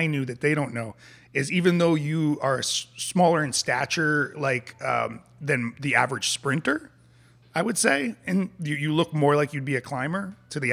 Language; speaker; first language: English; native; English